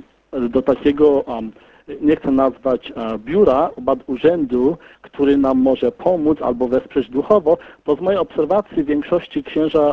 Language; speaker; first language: Polish; early bilingual, heritage; Polish